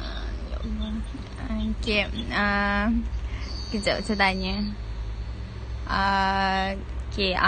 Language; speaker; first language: Malay; native; Malay